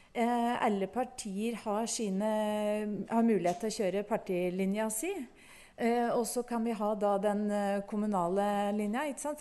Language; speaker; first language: Norwegian; native; Norwegian